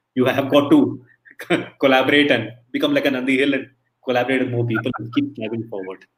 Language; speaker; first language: English; non-native, local second language; Malayalam